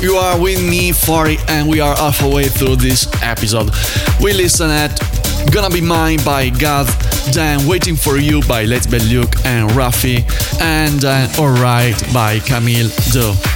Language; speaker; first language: English; non-native, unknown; Italian